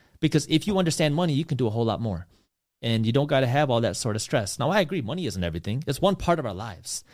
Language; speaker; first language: English; early bilingual, other home language; Punjabi